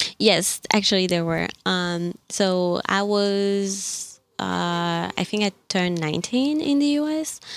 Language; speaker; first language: English; non-native, fluent; French